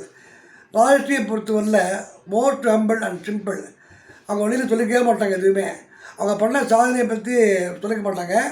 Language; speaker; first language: Tamil; native; Tamil